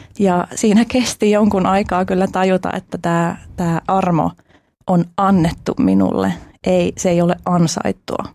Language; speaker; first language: Finnish; early bilingual, other home language; Albanian